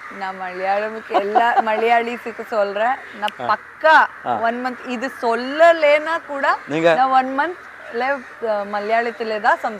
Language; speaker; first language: Tamil; non-native, fluent; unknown